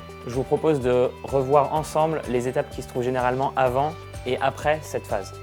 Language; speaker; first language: French; native; French